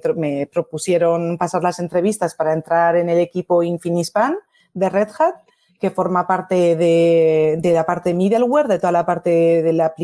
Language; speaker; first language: Spanish; native; Spanish